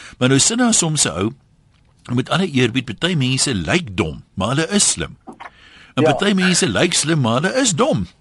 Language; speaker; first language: Afrikaans; native; Afrikaans